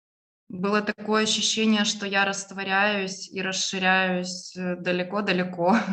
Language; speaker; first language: Russian; native; Russian